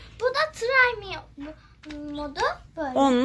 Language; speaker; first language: Turkish; native; Turkish